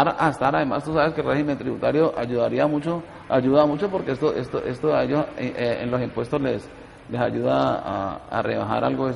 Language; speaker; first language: Spanish; native; Spanish